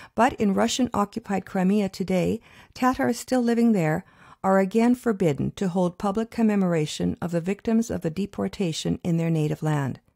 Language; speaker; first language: English; native; English